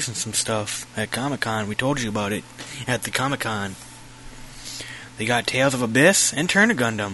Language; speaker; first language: English; native; English